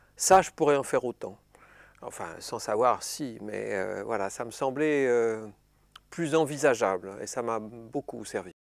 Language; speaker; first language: French; native; French